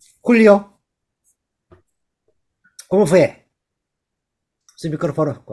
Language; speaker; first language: Spanish; non-native, learner; Korean